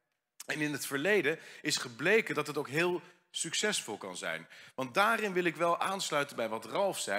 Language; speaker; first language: Dutch; native; Dutch